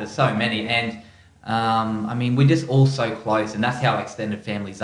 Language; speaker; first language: English; native; English